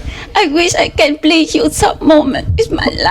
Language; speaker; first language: English; non-native, learner; Vietnamese